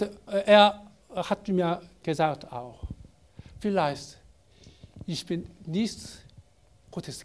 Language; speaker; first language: German; non-native, learner; Korean